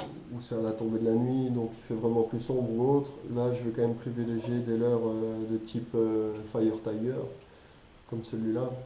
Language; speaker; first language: French; native; French